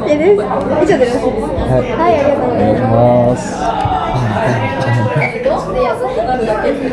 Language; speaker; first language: Japanese; native; Japanese